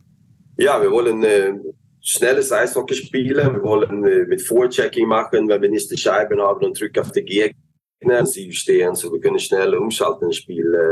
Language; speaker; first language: German; non-native, learner; Swedish